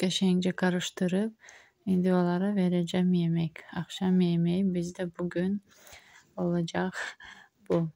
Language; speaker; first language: Turkish; non-native, learner; Azerbaijani